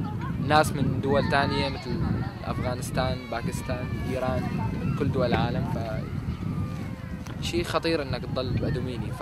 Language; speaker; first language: Arabic; native; Arabic